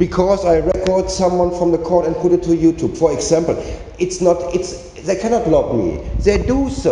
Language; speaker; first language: English; non-native, learner; German